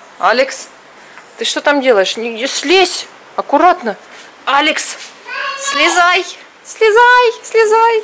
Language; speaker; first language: Russian; native; Russian